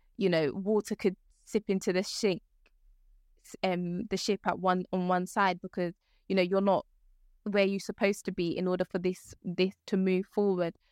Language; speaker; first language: English; native; English